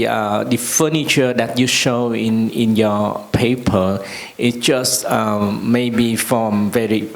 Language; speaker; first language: English; non-native, learner; Vietnamese